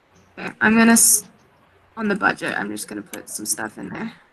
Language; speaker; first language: English; native; English